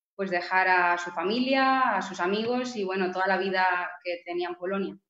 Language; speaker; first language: Spanish; native; Spanish